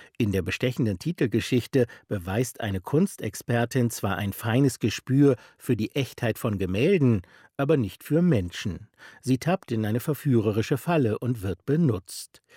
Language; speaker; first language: German; native; German